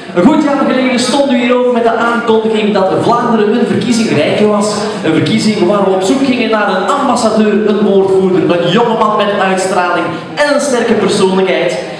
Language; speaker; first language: Dutch; native; Dutch